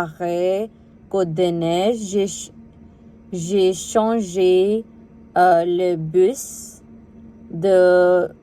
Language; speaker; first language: French; non-native, learner; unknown